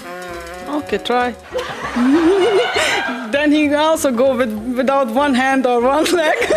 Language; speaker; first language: English; non-native, learner; German